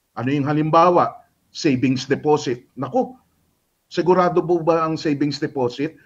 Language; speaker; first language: Filipino; native; Filipino